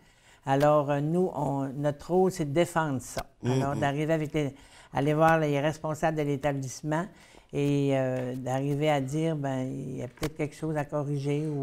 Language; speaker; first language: French; native; French